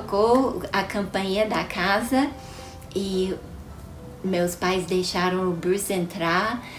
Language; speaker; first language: Portuguese; non-native, fluent; English